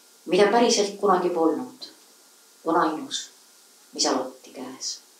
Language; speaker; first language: Estonian; native; Estonian